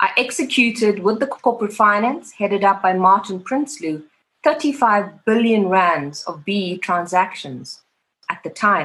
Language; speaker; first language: English; native; English